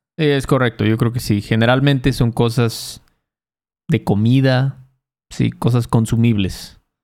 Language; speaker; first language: Spanish; native; Spanish